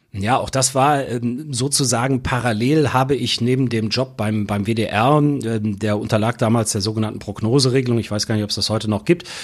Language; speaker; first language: German; native; German